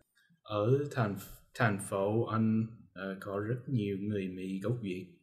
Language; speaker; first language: Vietnamese; non-native, learner; English